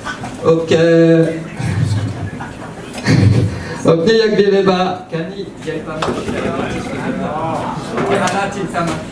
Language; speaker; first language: Swedish; non-native, fluent; French